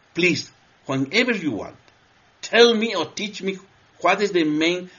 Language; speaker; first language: English; non-native, learner; Spanish